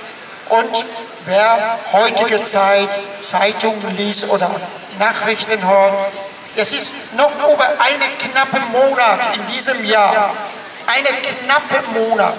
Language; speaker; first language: German; non-native, fluent; Persian